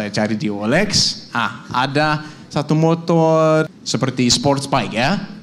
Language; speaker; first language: Indonesian; non-native, fluent; Danish